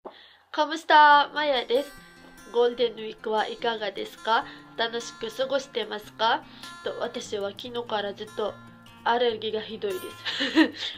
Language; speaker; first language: Japanese; non-native, fluent; Cebuano